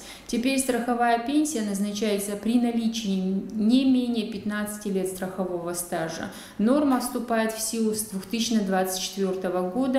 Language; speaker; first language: Russian; native; Russian